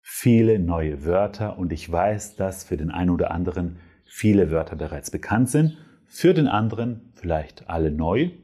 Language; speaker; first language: German; non-native, fluent; Polish